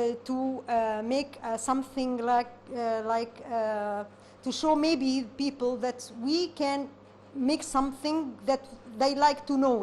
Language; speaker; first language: English; non-native, learner; Arabic